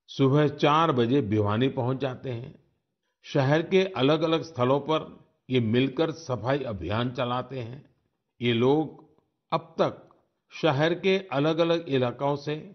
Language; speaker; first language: Hindi; non-native, local second language; Gujarati